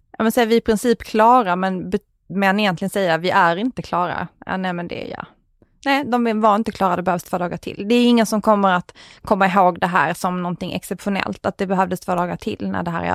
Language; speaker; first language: Swedish; native; Swedish